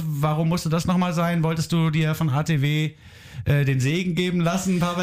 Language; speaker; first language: German; native; German